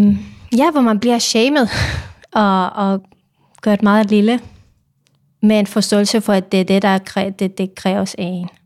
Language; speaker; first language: Danish; non-native, fluent; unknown